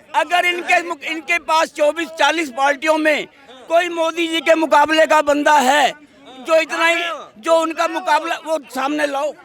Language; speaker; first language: Hindi; native; Hindi